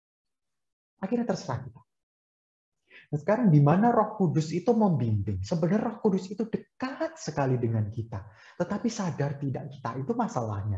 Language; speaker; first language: Indonesian; native; Indonesian